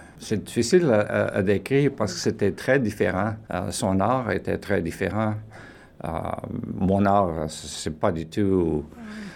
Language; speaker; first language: French; non-native, fluent; Portuguese